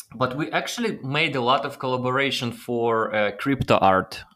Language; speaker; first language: English; non-native, fluent; Ukrainian